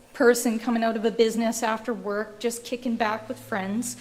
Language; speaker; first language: English; native; English